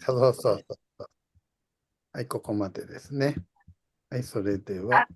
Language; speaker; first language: Japanese; non-native, fluent; Indonesian